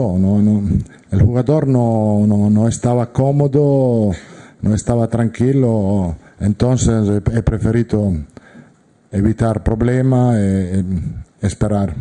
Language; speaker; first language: Spanish; non-native, fluent; Italian